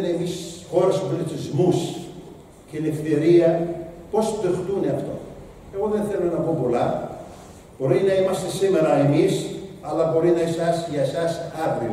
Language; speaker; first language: Greek; non-native, learner; Arabic